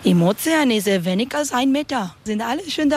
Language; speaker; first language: German; non-native, learner; Spanish